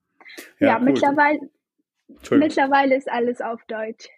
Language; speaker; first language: German; non-native, fluent; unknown